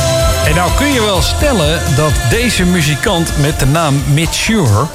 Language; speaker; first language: Dutch; native; Dutch